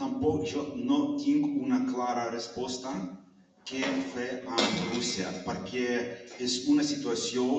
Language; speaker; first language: Catalan; non-native, fluent; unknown